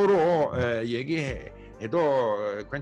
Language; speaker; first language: Korean; non-native, learner; English